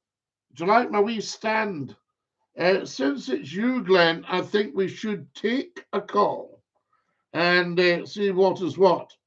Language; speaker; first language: English; native; English